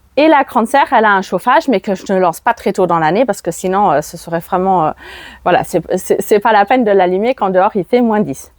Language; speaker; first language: French; non-native, fluent; German